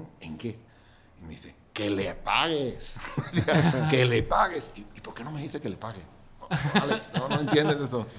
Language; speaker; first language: Spanish; non-native, local second language; Catalan